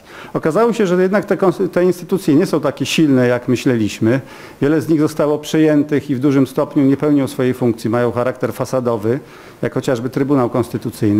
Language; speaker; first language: Polish; native; Polish